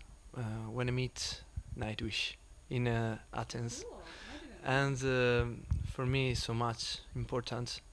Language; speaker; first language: English; non-native, learner; Italian